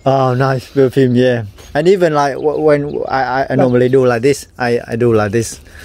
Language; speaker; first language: English; non-native, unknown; Vietnamese